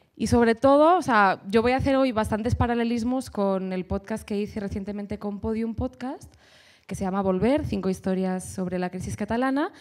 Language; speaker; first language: Spanish; native; Spanish